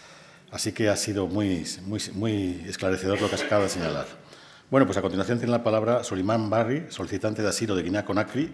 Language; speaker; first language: Spanish; native; Spanish